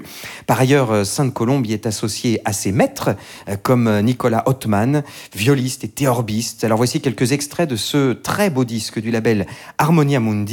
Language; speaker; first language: French; native; French